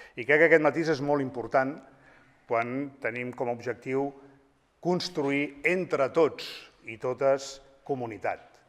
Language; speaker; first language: Catalan; native; Catalan